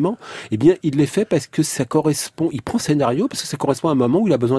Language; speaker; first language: French; native; French